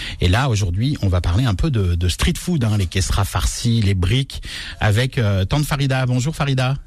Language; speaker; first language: French; native; French